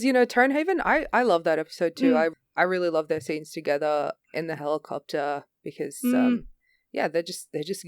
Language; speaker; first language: English; native; English